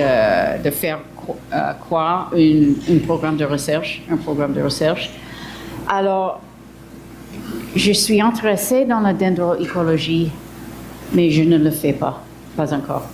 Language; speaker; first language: French; early bilingual, heritage; English